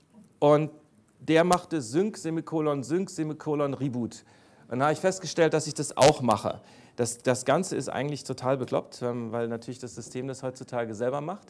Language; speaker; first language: German; native; German